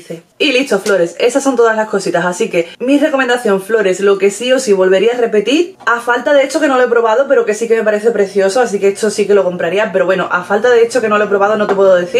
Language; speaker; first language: Spanish; native; Spanish